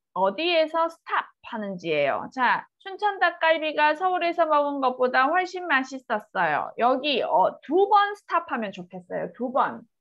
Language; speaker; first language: Korean; native; Korean